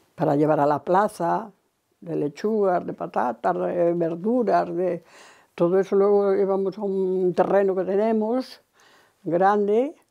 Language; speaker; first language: Spanish; native; Spanish